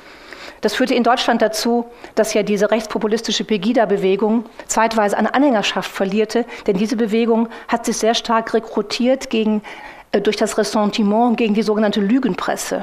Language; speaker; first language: German; native; German